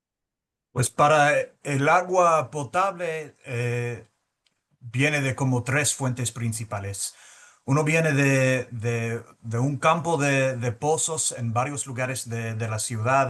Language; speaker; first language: Spanish; early bilingual, heritage; Spanish